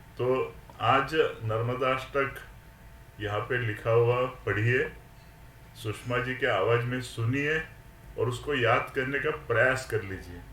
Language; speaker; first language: Hindi; non-native, local second language; Marathi